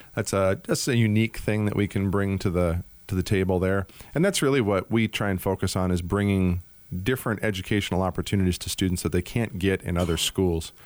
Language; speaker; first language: English; native; English